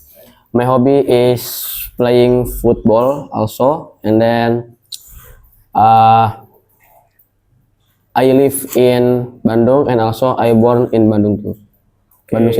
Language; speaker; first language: English; non-native, learner; Indonesian